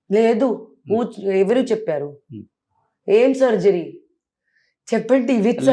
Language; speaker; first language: Telugu; non-native, local second language; Hindi